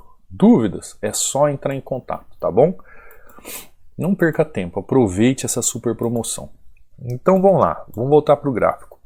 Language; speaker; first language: Portuguese; native; Portuguese